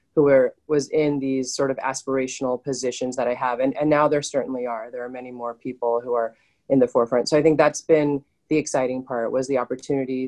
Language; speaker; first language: English; native; English